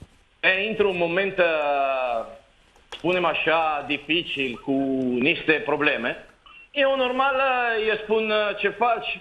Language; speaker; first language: Romanian; non-native, learner; Italian